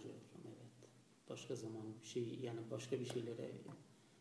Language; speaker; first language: Turkish; non-native, fluent; Azerbaijani